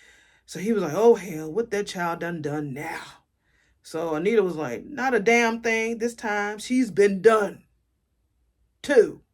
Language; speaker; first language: English; native; English